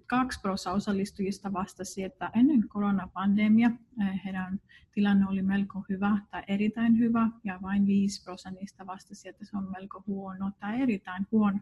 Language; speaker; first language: Finnish; non-native, fluent; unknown